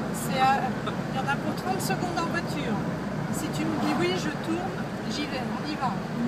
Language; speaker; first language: French; native; French